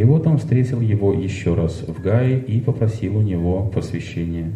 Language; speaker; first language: Russian; native; Russian